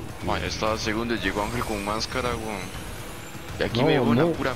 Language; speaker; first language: Spanish; native; Spanish